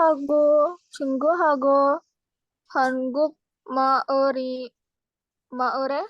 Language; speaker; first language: Korean; non-native, learner; Indonesian